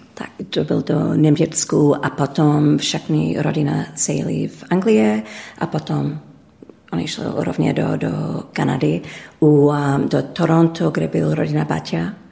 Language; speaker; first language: Czech; early bilingual, heritage; English